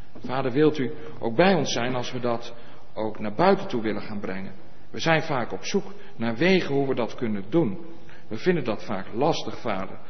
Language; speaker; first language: Dutch; native; Dutch